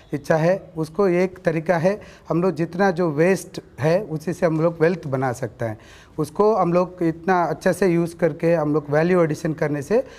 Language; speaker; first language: Hindi; non-native, local second language; Kannada